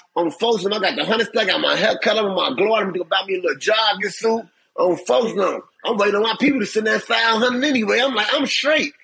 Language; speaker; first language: English; native; English